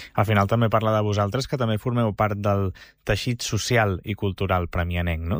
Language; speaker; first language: Catalan; native; Catalan